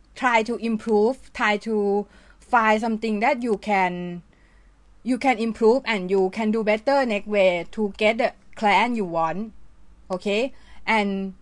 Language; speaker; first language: English; non-native, learner; Thai